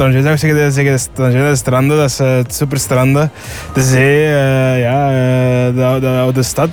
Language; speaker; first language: Dutch; early bilingual, other home language; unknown